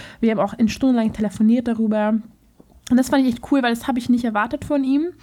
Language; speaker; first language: German; non-native, fluent; Hungarian